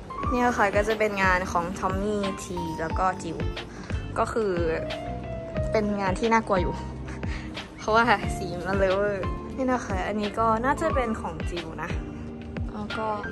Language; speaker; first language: Thai; early bilingual, heritage; Thai